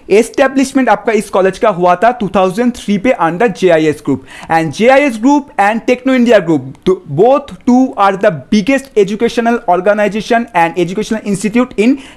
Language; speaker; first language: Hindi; non-native, local second language; Bangla